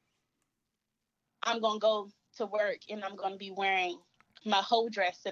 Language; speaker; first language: English; native; English